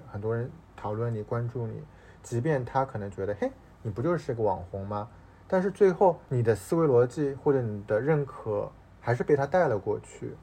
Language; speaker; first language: Chinese; native; Chinese